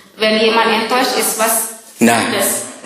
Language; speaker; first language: German; non-native, learner; Indonesian